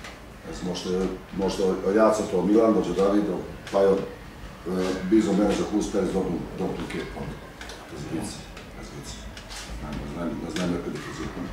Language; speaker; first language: Hungarian; non-native, learner; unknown